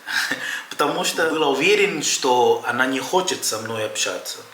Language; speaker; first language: Russian; non-native, fluent; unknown